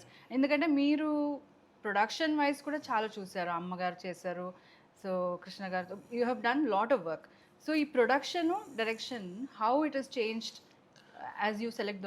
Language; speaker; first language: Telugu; non-native, local second language; Kannada